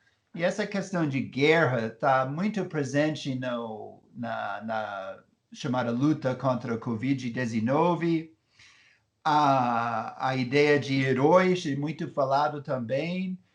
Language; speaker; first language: Portuguese; non-native, fluent; English